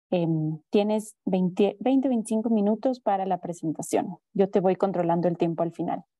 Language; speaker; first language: Spanish; native; Spanish